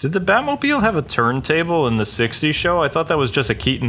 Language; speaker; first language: English; native; English